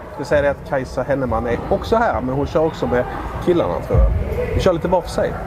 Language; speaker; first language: Swedish; native; Swedish